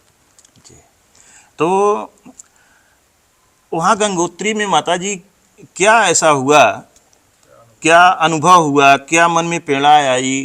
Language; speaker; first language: Hindi; native; Hindi